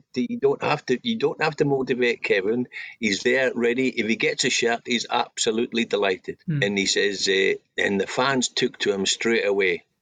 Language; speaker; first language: English; native; English